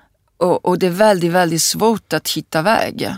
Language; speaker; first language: Swedish; non-native, fluent; Italian